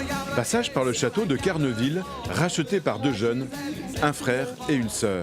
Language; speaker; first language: French; native; French